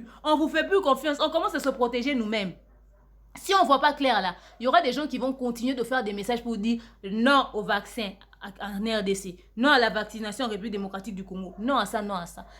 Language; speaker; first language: French; non-native, local second language; Lingala